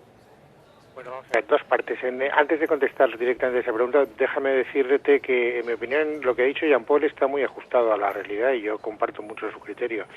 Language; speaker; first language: Spanish; native; Spanish